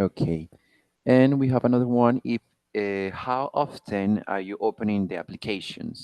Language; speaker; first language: English; non-native, fluent; Spanish